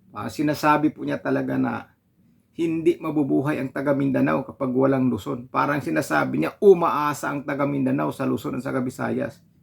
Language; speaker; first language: Filipino; non-native, local second language; Cebuano